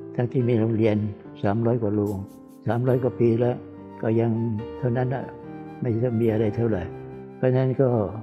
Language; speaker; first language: Thai; non-native, local second language; Vietnamese